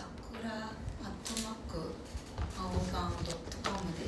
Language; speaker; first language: Japanese; non-native, learner; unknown